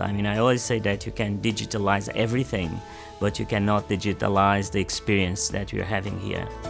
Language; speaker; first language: English; non-native, fluent; Portuguese